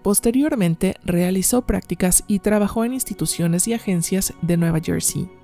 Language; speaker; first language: Spanish; native; Spanish